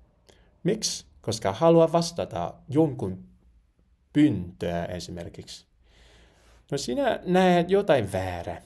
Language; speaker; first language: Finnish; non-native, learner; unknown